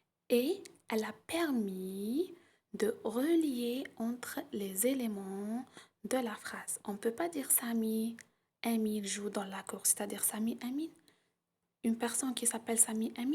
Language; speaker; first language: French; non-native, local second language; Arabic